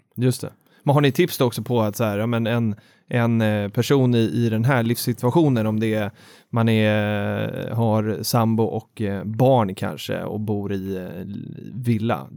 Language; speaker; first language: Swedish; native; Swedish